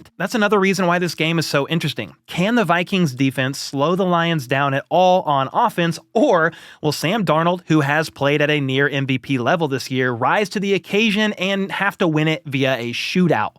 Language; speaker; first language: English; native; English